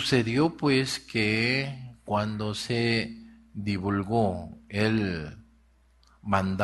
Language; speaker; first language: Spanish; non-native, learner; Korean